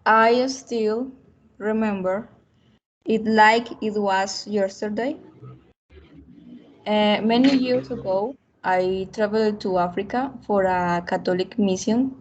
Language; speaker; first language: English; non-native, learner; Spanish